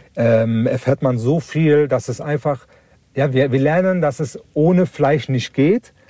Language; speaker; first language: German; early bilingual, other home language; Turkish